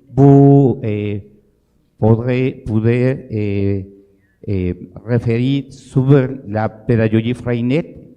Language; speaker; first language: French; non-native, learner; Spanish